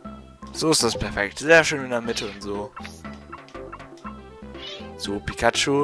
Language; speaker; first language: German; native; German